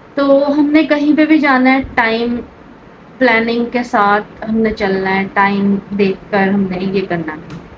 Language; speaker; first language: Urdu; native; Urdu